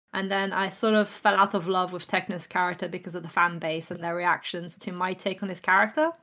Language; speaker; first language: English; native; English